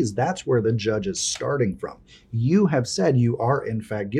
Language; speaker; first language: English; early bilingual, other home language; Spanish